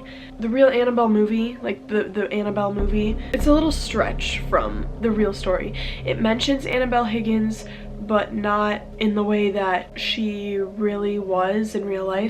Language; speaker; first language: English; native; English